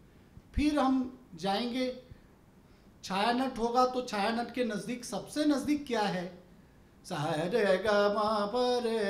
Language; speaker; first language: Hindi; native; Hindi